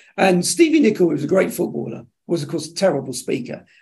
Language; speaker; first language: English; native; English